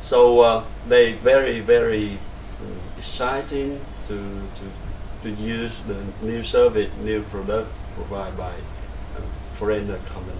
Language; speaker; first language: English; non-native, learner; Vietnamese